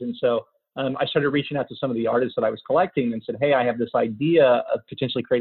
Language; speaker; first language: English; native; English